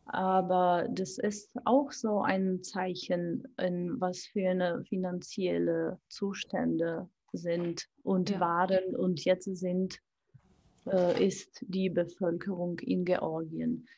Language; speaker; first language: German; non-native, fluent; Georgian